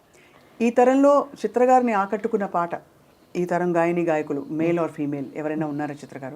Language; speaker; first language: Telugu; native; Telugu